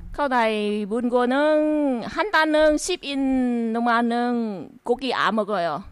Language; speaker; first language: Korean; non-native, learner; Vietnamese